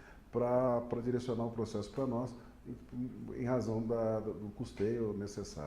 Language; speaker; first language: Portuguese; native; Portuguese